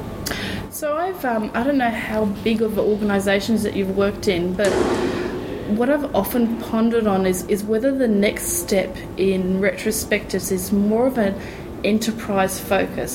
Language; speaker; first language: English; native; English